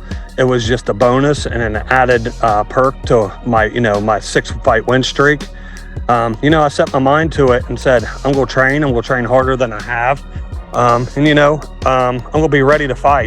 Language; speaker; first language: English; native; English